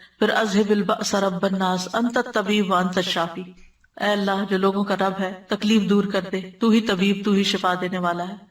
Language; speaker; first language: Urdu; native; Urdu